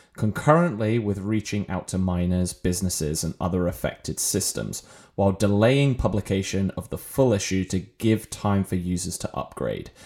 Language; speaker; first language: English; native; English